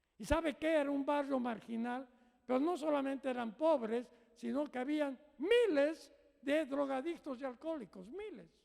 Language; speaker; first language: Spanish; native; Spanish